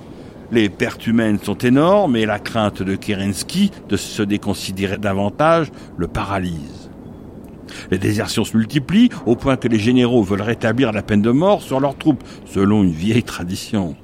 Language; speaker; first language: French; native; French